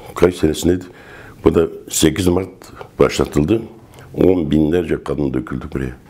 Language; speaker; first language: Turkish; non-native, local second language; Kurdish